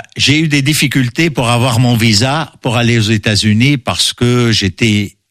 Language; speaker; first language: French; non-native, local second language; Arabic